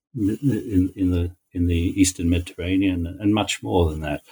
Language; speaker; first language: English; native; English